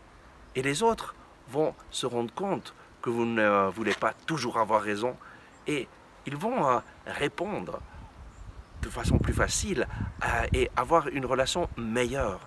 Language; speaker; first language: French; native; French